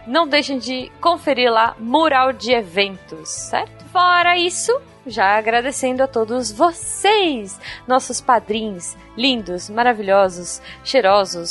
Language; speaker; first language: Portuguese; native; Portuguese